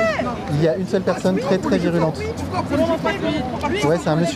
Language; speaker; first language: French; native; French